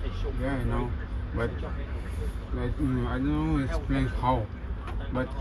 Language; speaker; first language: English; non-native, learner; Romanian